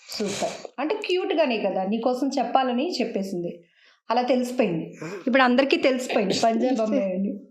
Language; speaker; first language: Telugu; native; Telugu